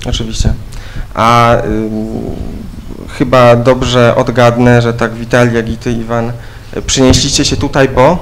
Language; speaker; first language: Polish; native; Polish